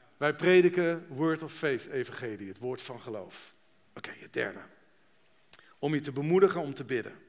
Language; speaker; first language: Dutch; native; Dutch